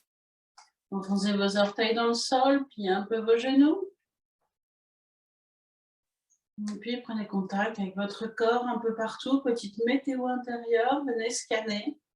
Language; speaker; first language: French; native; French